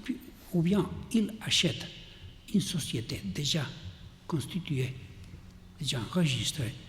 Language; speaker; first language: French; non-native, learner; Catalan